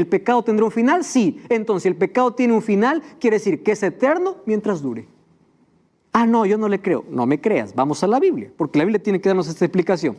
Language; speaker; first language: Spanish; native; Spanish